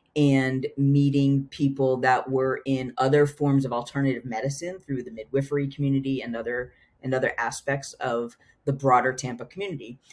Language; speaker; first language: English; native; English